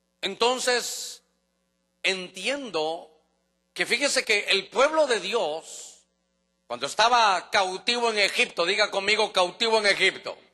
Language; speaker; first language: Spanish; native; Spanish